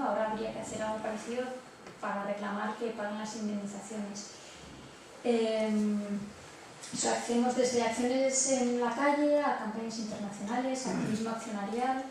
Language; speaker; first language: Spanish; native; Spanish